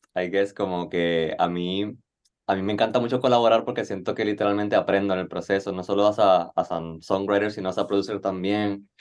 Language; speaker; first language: Spanish; native; Spanish